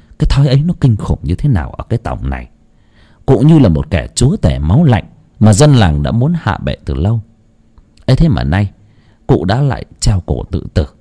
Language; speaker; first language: Vietnamese; non-native, local second language; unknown